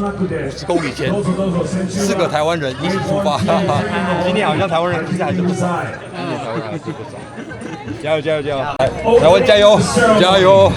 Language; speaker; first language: Chinese; native; Chinese